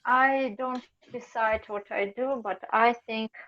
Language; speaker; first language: English; non-native, learner; Russian